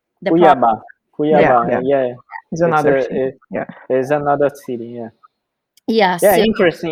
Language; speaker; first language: English; non-native, fluent; Portuguese